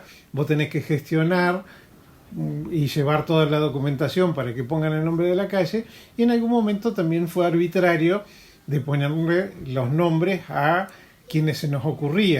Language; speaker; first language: Spanish; native; Spanish